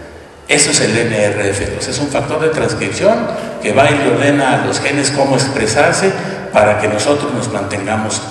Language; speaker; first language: Spanish; native; Spanish